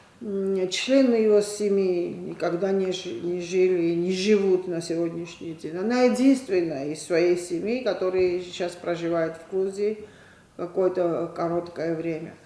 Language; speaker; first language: Russian; non-native, local second language; Georgian